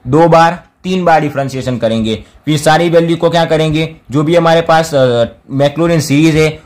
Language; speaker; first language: Hindi; non-native, local second language; Gujarati